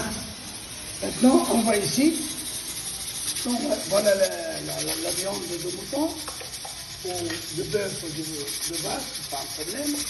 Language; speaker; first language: French; non-native, local second language; Arabic